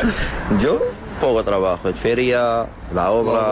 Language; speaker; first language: Spanish; non-native, learner; Arabic